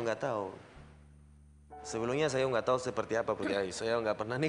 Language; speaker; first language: Indonesian; non-native, learner; Spanish